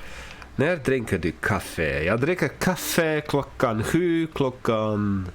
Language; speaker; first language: Swedish; non-native, learner; English